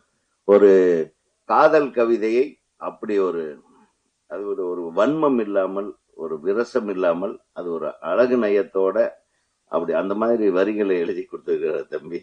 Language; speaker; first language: Tamil; native; Tamil